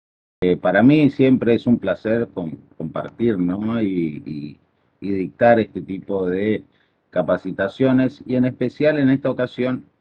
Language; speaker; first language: Spanish; native; Spanish